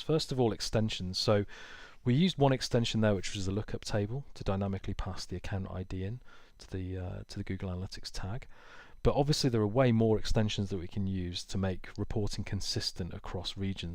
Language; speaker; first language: English; native; English